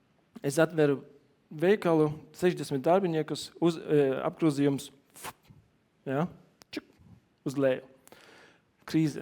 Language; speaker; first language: Latvian; non-native, learner; German